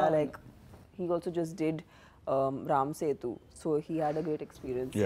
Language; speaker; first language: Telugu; non-native, fluent; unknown